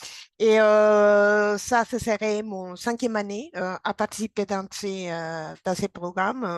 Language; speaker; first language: French; non-native, fluent; Spanish